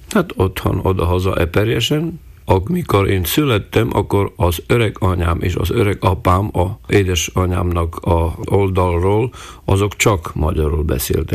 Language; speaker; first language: Hungarian; non-native, local second language; Slovak